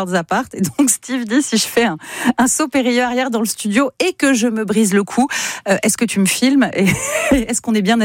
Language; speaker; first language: French; native; French